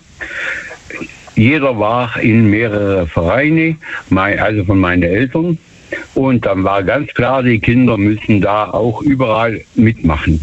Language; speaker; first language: German; native; German